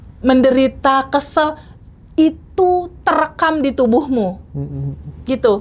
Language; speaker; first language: Indonesian; native; Indonesian